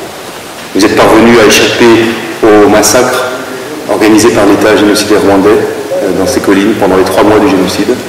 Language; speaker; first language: French; native; French